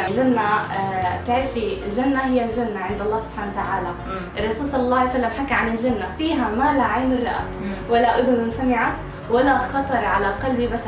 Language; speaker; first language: Arabic; native; Arabic